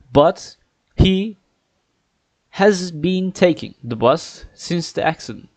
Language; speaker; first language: English; non-native, fluent; Turkish